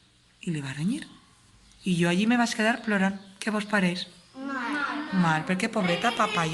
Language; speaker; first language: Catalan; native; Catalan